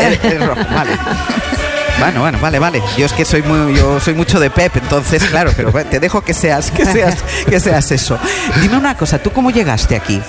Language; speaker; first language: Spanish; native; Spanish